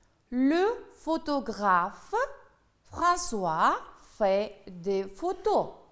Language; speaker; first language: French; non-native, fluent; Uzbek